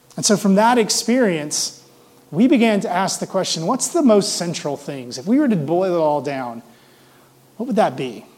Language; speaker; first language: English; native; English